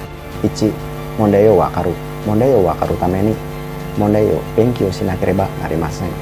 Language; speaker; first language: Japanese; non-native, learner; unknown